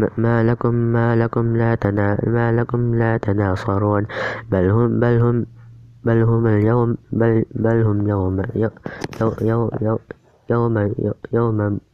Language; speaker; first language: Arabic; non-native, learner; Indonesian